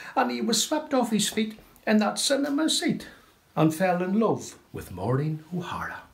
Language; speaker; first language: English; native; English